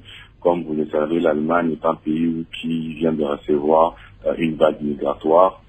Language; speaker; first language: French; non-native, local second language; Lingala